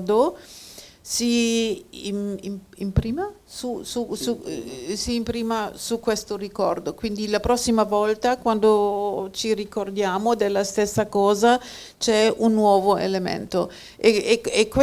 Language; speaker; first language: Italian; non-native, fluent; German